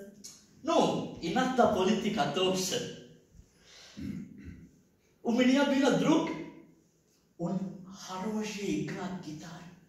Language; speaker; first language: Russian; non-native, learner; Sinhala